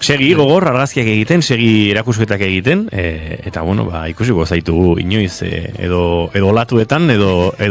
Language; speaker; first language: Basque; native; Basque